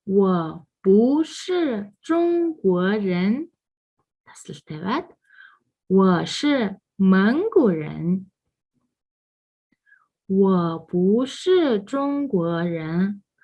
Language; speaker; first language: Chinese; non-native, fluent; Mongolian